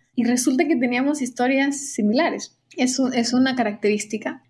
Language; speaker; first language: Spanish; native; Spanish